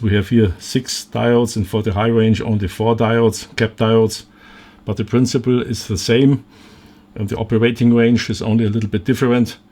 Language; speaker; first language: English; non-native, fluent; German